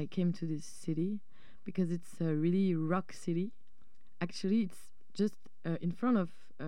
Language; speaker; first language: English; non-native, fluent; French